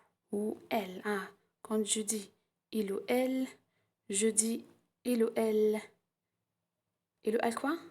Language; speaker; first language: French; non-native, local second language; Arabic